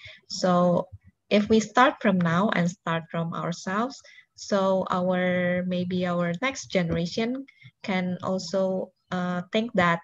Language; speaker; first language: English; non-native, local second language; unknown